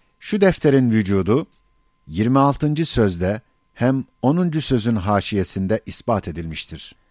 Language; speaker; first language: Turkish; native; Turkish